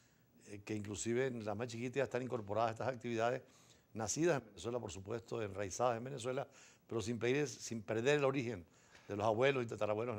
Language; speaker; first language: Spanish; native; Spanish